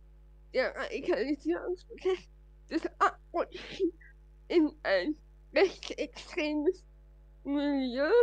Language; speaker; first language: German; non-native, fluent; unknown